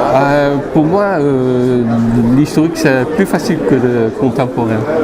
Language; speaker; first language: French; non-native, fluent; Dutch